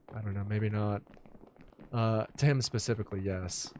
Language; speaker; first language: English; native; English